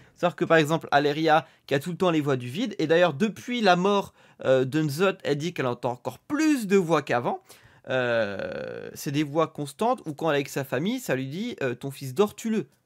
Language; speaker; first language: French; native; French